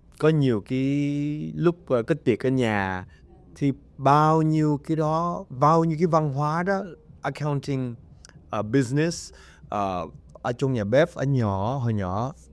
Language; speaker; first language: Vietnamese; early bilingual, heritage; Vietnamese